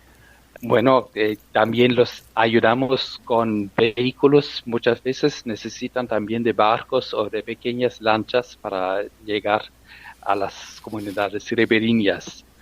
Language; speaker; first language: Spanish; non-native, fluent; German